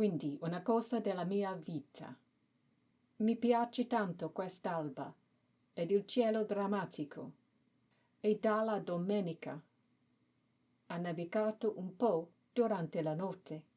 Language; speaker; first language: Italian; non-native, learner; English